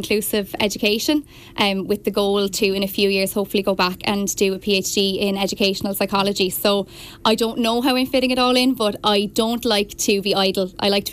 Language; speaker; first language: English; native; English